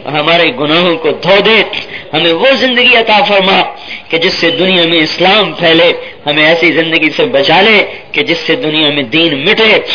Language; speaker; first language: Urdu; non-native, local second language; Punjabi